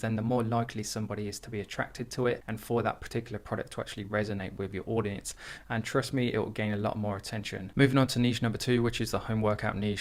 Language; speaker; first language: English; native; English